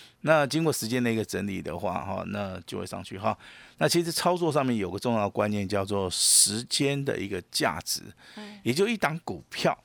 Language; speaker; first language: Chinese; native; Chinese